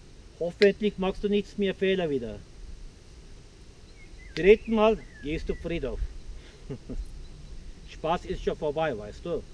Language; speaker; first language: German; non-native, fluent; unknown